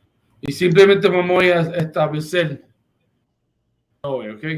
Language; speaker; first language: Spanish; early bilingual, heritage; Spanish